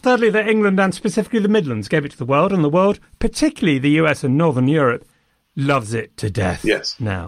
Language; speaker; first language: English; native; English